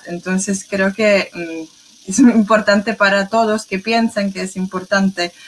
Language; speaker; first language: Spanish; non-native, fluent; English